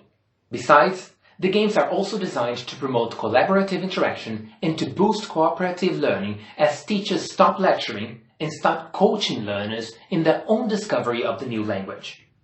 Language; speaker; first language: English; non-native, fluent; Portuguese